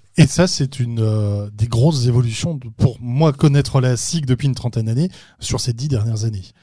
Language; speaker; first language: French; native; French